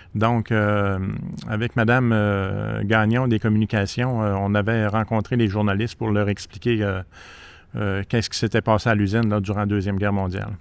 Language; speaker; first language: French; native; French